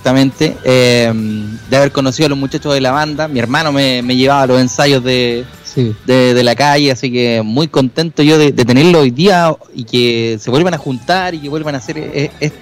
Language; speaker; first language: Spanish; native; Spanish